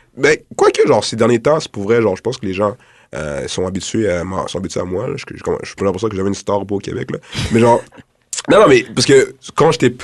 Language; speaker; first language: French; early bilingual, other home language; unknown